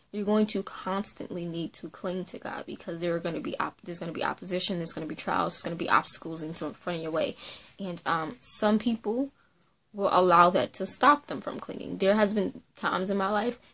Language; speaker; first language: English; native; English